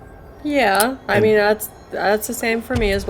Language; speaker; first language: English; native; English